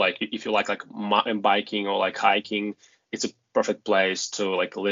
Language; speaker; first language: English; non-native, fluent; Russian